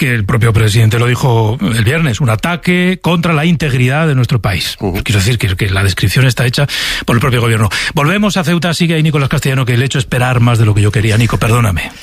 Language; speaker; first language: Spanish; native; Spanish